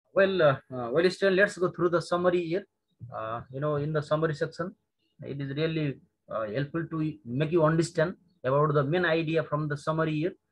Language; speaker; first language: English; non-native, local second language; Nepali